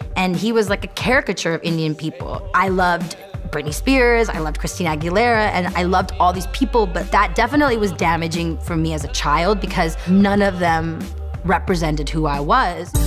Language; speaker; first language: English; native; English